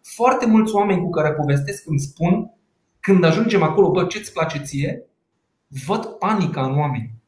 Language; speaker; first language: Romanian; non-native, local second language; Hungarian